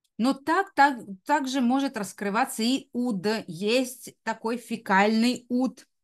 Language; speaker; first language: Russian; native; Russian